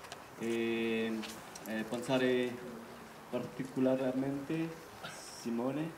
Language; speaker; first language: Italian; non-native, learner; French